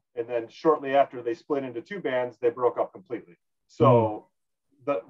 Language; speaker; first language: English; native; English